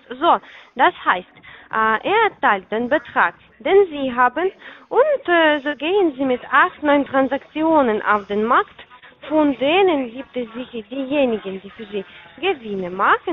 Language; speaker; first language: German; non-native, fluent; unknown